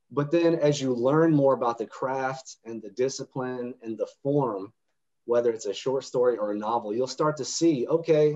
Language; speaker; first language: English; native; English